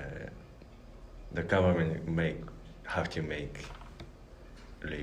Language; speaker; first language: English; non-native, learner; Japanese